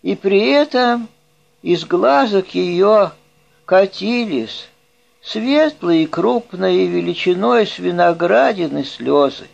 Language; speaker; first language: Russian; native; Russian